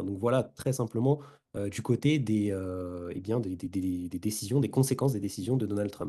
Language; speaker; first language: French; native; French